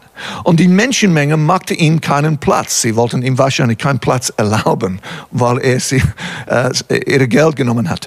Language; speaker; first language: German; non-native, fluent; English